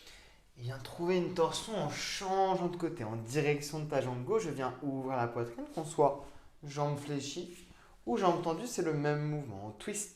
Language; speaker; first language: French; native; French